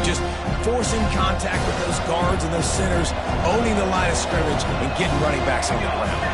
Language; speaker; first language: English; native; English